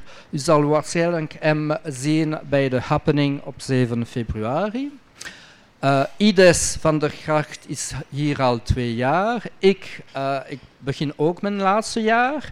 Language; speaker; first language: Dutch; non-native, local second language; French